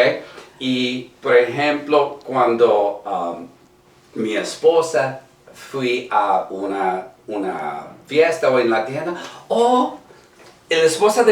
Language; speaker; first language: Spanish; non-native, learner; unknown